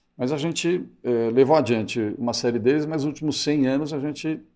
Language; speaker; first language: Portuguese; early bilingual, other home language; Spanish